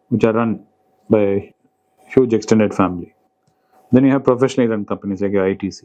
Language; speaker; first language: English; non-native, local second language; Tamil